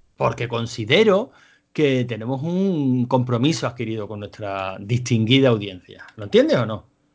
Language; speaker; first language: Spanish; native; Spanish